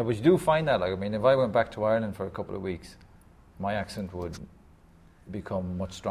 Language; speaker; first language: English; native; English